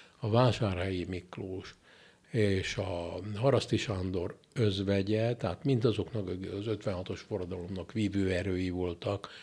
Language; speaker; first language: Hungarian; native; Hungarian